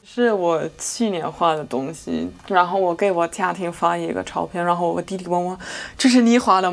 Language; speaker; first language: Chinese; non-native, fluent; German